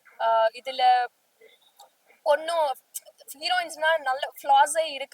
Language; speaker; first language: Tamil; non-native, learner; Telugu